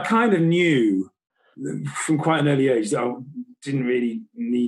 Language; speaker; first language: English; native; English